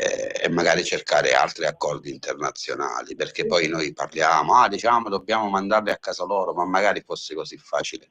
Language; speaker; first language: Italian; native; Italian